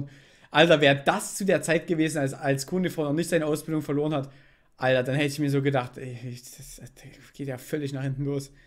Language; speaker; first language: German; native; German